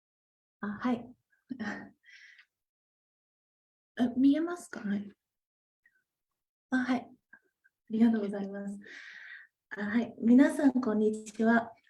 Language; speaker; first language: Japanese; non-native, fluent; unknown